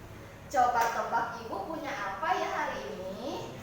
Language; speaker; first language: Indonesian; native; Indonesian